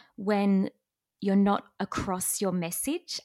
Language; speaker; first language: English; native; English